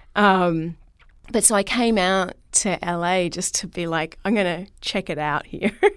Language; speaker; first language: English; native; English